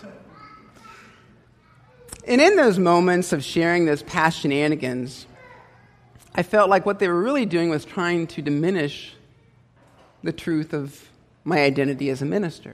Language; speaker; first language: English; native; English